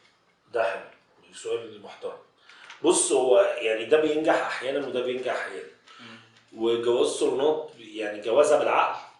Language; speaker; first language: Arabic; native; Arabic